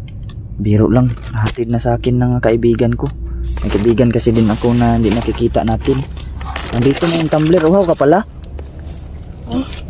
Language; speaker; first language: Filipino; non-native, local second language; Cebuano